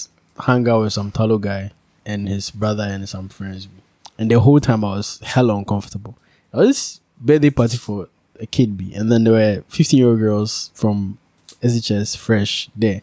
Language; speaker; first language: English; non-native, local second language; Akan